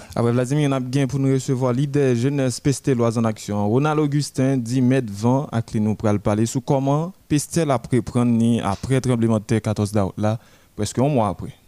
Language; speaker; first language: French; non-native, local second language; Haitian Creole